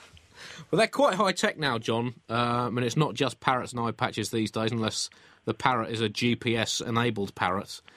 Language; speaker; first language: English; native; English